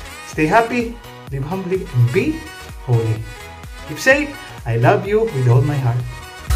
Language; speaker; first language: English; non-native, local second language; Filipino